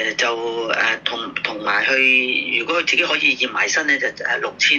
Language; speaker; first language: Cantonese; native; Cantonese